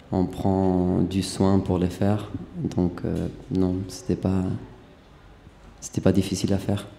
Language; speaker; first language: French; non-native, fluent; Spanish